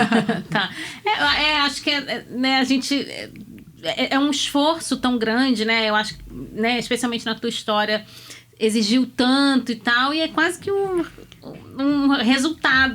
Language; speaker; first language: Portuguese; native; Portuguese